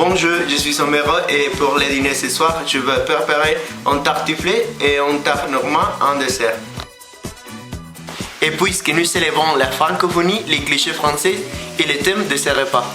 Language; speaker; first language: French; non-native, learner; Spanish